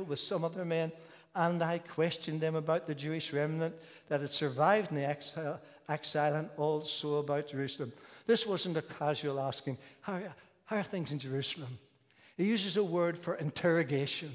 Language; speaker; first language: English; native; English